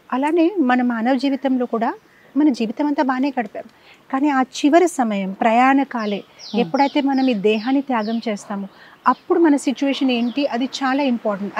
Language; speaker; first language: Telugu; non-native, fluent; Gujarati